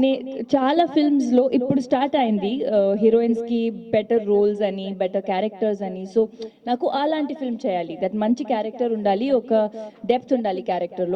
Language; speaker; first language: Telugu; non-native, fluent; Hindi